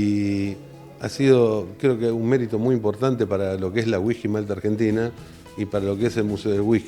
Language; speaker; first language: Spanish; native; Spanish